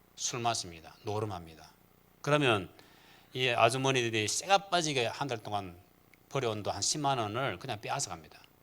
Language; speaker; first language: Korean; native; Korean